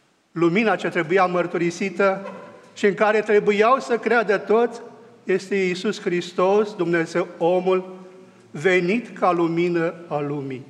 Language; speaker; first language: Romanian; native; Romanian